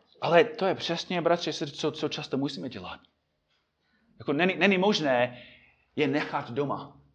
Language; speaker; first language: Czech; non-native, fluent; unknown